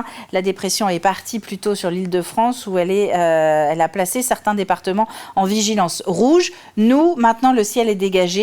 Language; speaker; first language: French; native; French